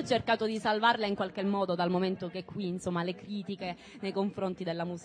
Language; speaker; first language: Italian; native; Italian